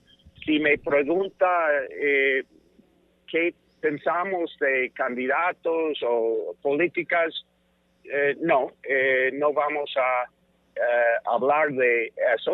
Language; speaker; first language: Spanish; non-native, fluent; English